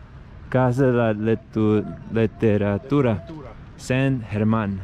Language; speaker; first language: Spanish; non-native, learner; English